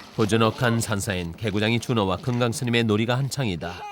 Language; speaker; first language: Korean; native; Korean